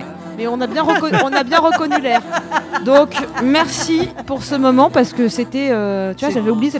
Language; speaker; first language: French; native; French